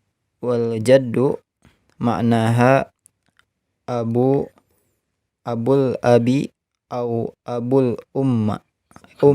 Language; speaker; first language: Arabic; non-native, learner; Indonesian